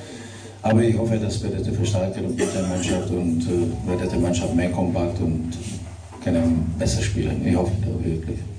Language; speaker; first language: German; non-native, fluent; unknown